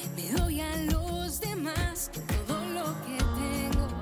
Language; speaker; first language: Spanish; native; Spanish